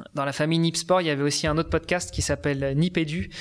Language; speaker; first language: French; native; French